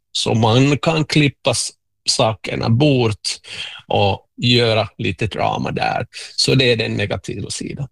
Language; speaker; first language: Swedish; non-native, local second language; Finnish